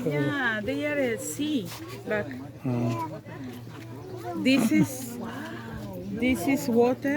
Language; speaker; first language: English; non-native, learner; Spanish